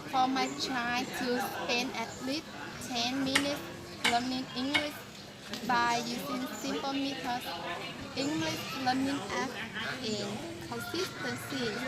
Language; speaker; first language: English; non-native, learner; Vietnamese